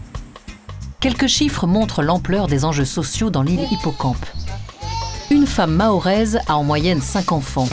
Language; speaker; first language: French; native; French